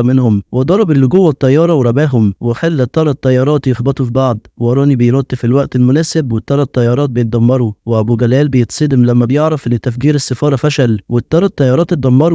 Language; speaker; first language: Arabic; native; Arabic